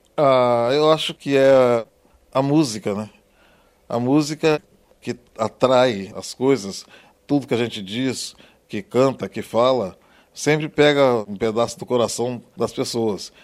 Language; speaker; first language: Portuguese; native; Portuguese